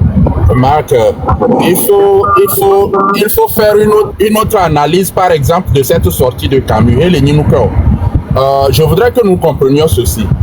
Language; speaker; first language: French; non-native, local second language; Ewe